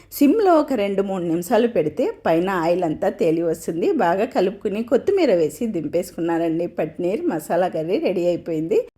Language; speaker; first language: Telugu; non-native, local second language; Tamil